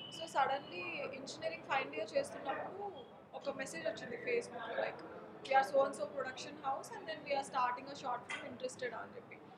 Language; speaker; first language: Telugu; non-native, local second language; Marathi